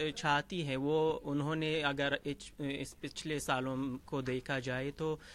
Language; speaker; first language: Urdu; non-native, fluent; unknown